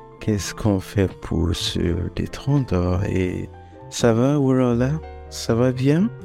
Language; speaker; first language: French; non-native, fluent; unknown